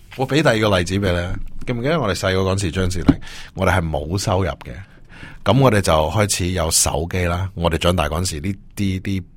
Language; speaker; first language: Cantonese; early bilingual, heritage; Cantonese